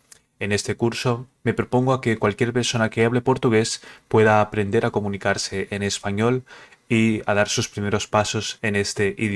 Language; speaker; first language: Spanish; early bilingual, other home language; Portuguese